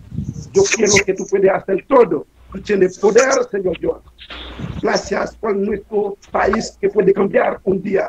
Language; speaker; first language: Spanish; non-native, learner; Haitian Creole